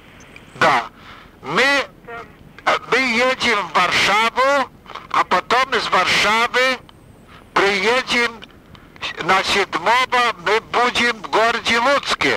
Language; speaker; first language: Russian; non-native, fluent; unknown